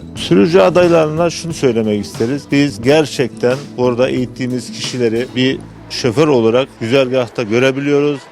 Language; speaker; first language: Turkish; native; Turkish